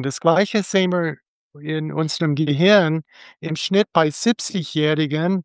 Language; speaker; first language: German; non-native, fluent; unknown